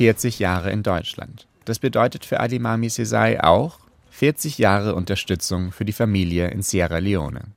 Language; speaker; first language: German; native; German